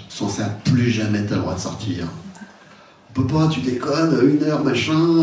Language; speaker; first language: French; native; French